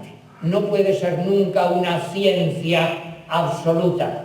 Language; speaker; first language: Spanish; native; Spanish